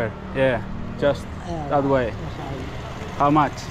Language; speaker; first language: English; non-native, learner; Spanish